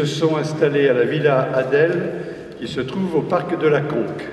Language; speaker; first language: French; native; French